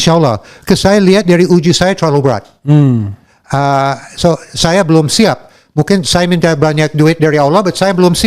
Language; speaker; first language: Indonesian; non-native, learner; English